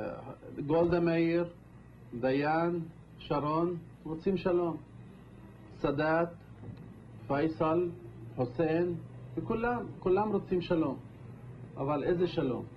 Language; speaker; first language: Hebrew; non-native, local second language; Arabic